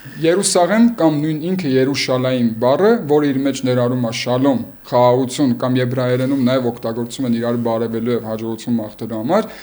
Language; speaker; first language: Armenian; early bilingual, heritage; Armenian